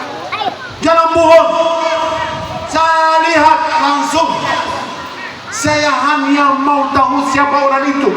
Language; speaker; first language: Indonesian; non-native, learner; Arabic